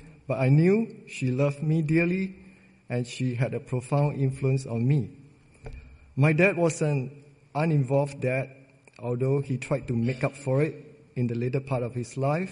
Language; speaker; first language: English; non-native, local second language; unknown